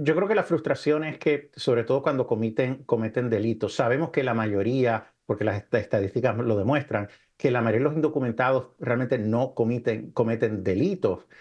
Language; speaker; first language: Spanish; native; Spanish